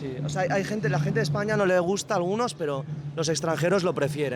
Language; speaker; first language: Spanish; native; Spanish